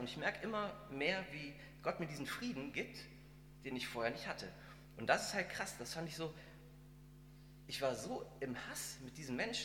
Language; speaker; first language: German; native; German